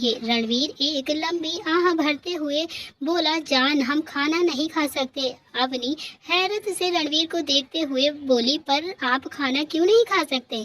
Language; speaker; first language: Hindi; native; Hindi